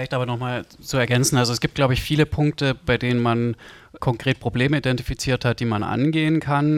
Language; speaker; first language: German; native; German